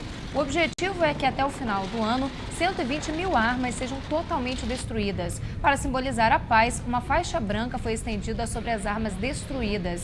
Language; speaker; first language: Portuguese; native; Portuguese